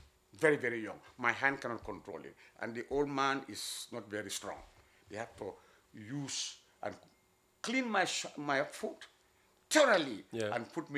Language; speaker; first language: English; non-native, local second language; Mandingo